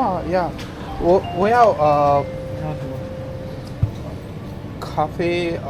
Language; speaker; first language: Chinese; non-native, learner; Hindi